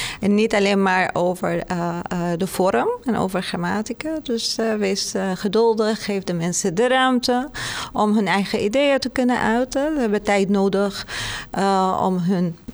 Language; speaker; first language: Dutch; non-native, fluent; Arabic